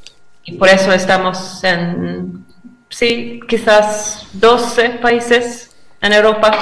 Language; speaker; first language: Spanish; non-native, fluent; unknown